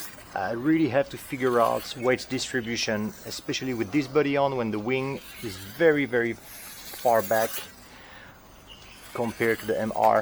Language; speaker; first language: English; non-native, fluent; French